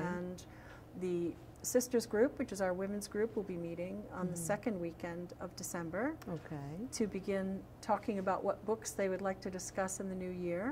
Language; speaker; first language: English; native; English